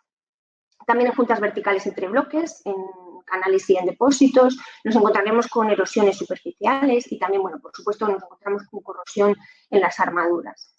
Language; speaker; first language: Spanish; native; Spanish